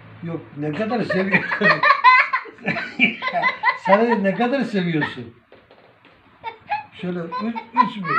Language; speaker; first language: Turkish; native; Turkish